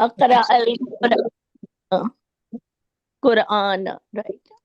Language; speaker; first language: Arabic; non-native, learner; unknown